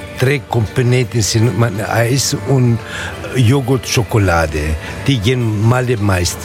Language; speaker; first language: German; non-native, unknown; Italian